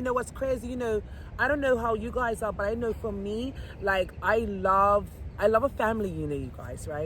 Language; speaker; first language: English; native; English